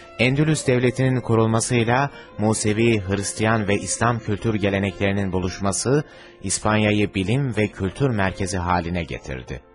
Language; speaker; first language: Turkish; native; Turkish